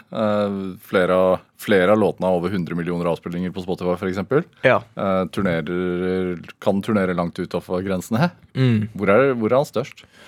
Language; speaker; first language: Norwegian; native; Norwegian